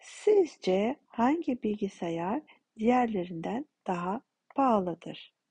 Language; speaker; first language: Turkish; non-native, fluent; Kazakh